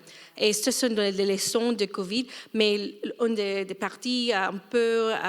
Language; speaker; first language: French; non-native, fluent; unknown